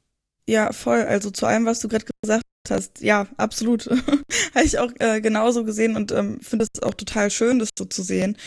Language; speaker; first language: German; native; German